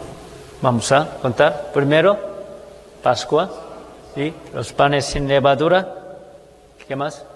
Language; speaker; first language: Spanish; non-native, fluent; Korean